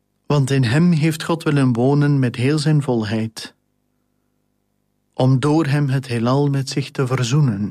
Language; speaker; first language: Dutch; native; Dutch